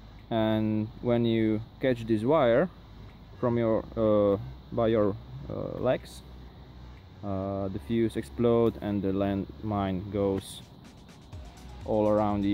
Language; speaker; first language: English; non-native, fluent; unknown